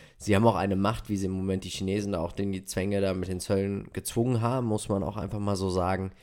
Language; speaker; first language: German; native; German